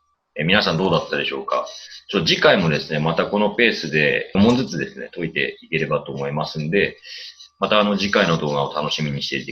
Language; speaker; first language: Japanese; native; Japanese